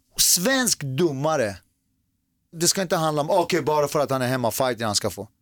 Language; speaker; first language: Swedish; early bilingual, other home language; Persian